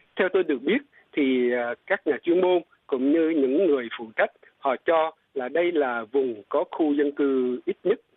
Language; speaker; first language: Vietnamese; non-native, local second language; Eastern Cham